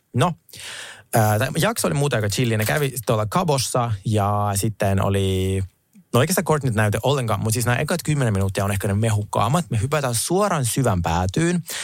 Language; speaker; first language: Finnish; non-native, fluent; Russian